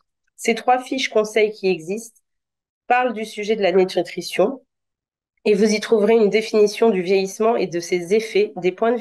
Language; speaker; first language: French; native; French